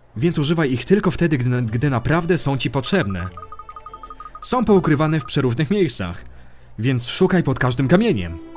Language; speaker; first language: Polish; early bilingual, heritage; Polish